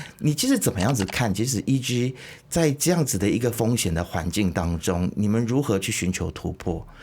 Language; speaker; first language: Chinese; native; Chinese